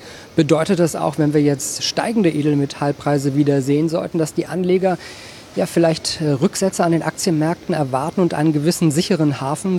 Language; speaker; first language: German; native; German